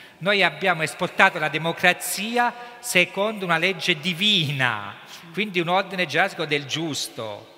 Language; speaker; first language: Italian; native; Italian